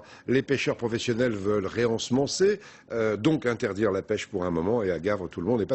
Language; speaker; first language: French; native; French